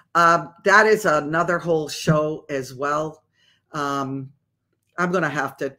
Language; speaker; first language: English; native; English